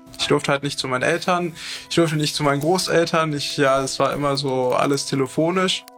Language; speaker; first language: German; early bilingual, other home language; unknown